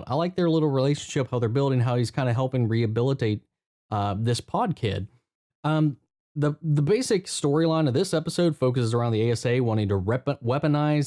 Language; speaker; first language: English; native; English